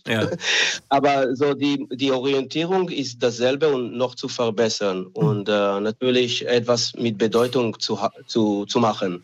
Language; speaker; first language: German; non-native, fluent; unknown